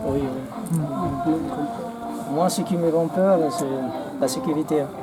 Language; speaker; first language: French; non-native, local second language; Malagasy